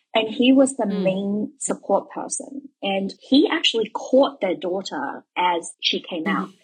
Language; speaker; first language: English; native; English